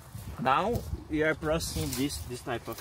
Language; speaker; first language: English; non-native, learner; Portuguese